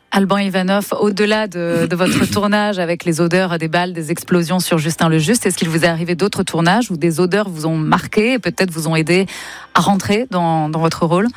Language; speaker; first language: French; native; French